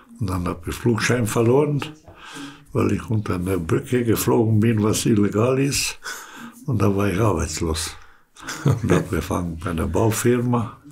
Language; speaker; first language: German; early bilingual, other home language; Slovenian